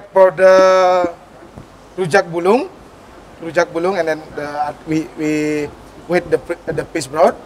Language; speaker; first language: English; non-native, learner; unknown